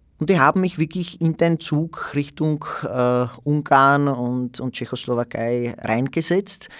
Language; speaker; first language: German; non-native, fluent; Slovak